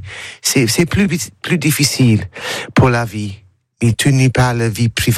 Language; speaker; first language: French; non-native, learner; English